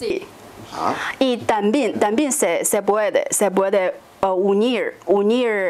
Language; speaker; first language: Spanish; non-native, fluent; Chinese